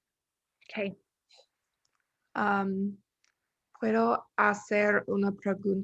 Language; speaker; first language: Spanish; non-native, learner; English